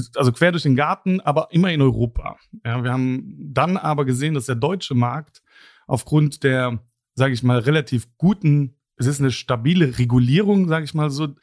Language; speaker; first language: German; non-native, local second language; Luxembourgish